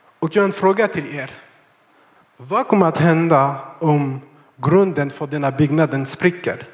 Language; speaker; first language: Swedish; non-native, fluent; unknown